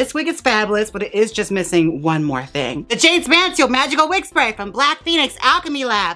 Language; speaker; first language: English; native; English